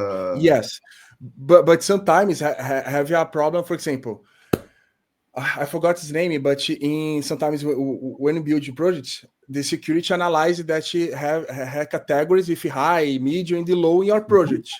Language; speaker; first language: English; non-native, learner; Portuguese